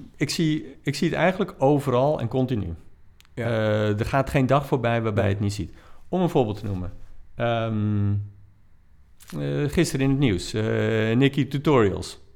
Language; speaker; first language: Dutch; native; Dutch